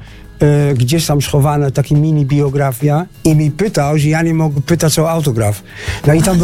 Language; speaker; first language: Polish; early bilingual, heritage; Dutch